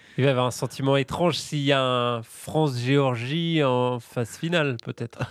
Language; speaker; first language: French; native; French